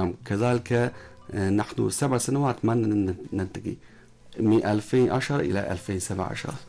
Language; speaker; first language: Arabic; non-native, learner; Chinese